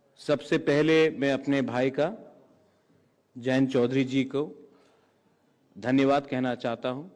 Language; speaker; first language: Hindi; non-native, local second language; Kok Borok